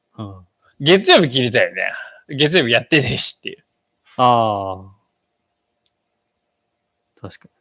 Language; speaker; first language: Japanese; native; Japanese